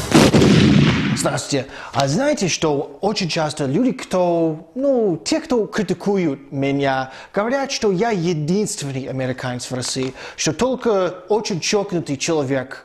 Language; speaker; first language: Russian; non-native, fluent; English